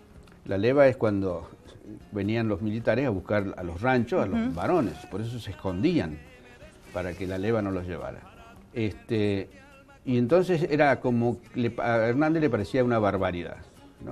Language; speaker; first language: Spanish; native; Spanish